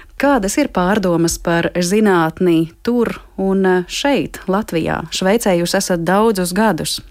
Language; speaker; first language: Latvian; native; Latvian